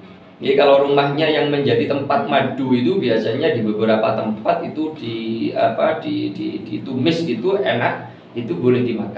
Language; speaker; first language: Indonesian; non-native, local second language; Javanese